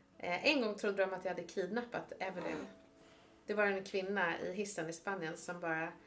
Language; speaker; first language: Swedish; native; Swedish